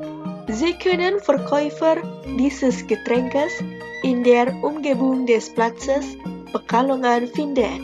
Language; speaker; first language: German; non-native, fluent; Indonesian